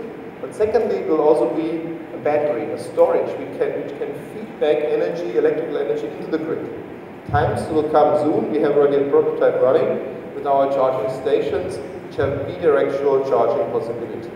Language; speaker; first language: English; non-native, fluent; German